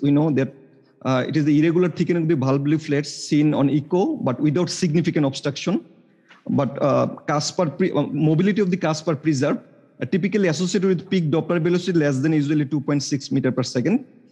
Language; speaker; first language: English; non-native, local second language; Bangla